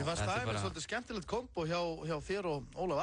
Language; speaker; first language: Icelandic; native; Icelandic